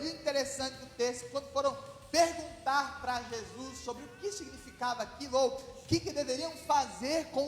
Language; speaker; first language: Portuguese; native; Portuguese